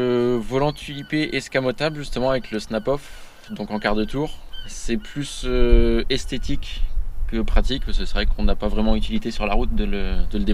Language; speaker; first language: French; native; French